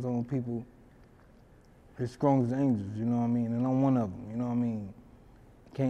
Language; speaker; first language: English; native; English